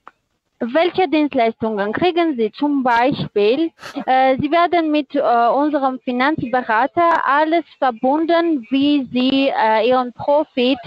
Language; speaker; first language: German; non-native, fluent; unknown